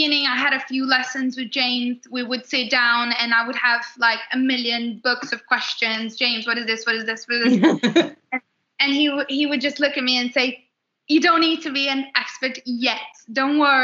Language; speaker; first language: English; non-native, fluent; Portuguese